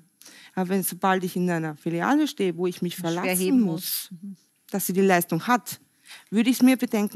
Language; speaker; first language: German; native; German